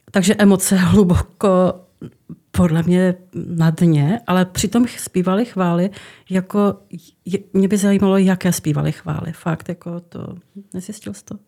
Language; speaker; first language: Czech; native; Czech